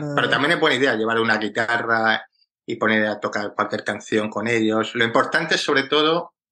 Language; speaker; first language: Spanish; native; Spanish